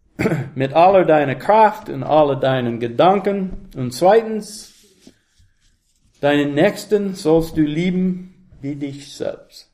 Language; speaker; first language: German; non-native, learner; English